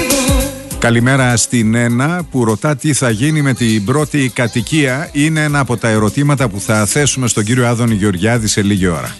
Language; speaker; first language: Greek; native; Greek